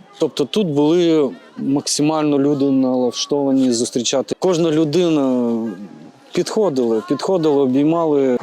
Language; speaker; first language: Ukrainian; native; Ukrainian